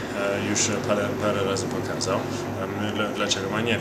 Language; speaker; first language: Polish; early bilingual, heritage; Polish